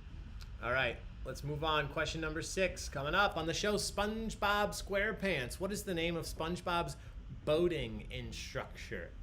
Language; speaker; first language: English; native; English